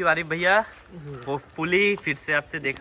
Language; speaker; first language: Hindi; non-native, local second language; Bangla